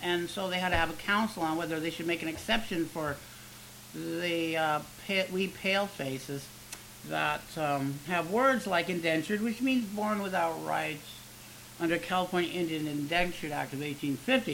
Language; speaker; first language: English; native; English